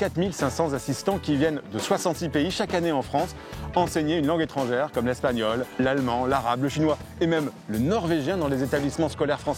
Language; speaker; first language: French; native; French